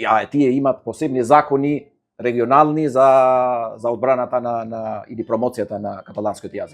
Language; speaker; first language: Macedonian; non-native, fluent; Albanian